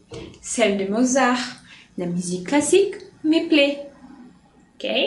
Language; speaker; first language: French; non-native, fluent; Portuguese